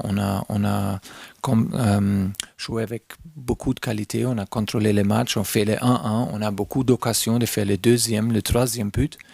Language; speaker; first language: French; non-native, fluent; German